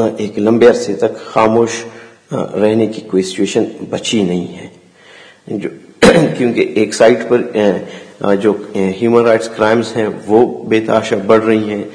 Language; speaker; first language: Urdu; non-native, local second language; Baluchi